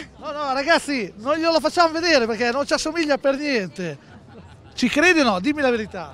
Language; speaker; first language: Italian; native; Italian